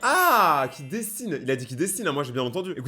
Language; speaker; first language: French; native; French